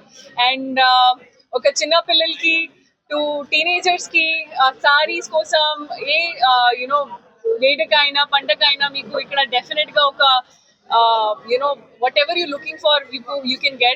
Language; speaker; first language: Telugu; non-native, fluent; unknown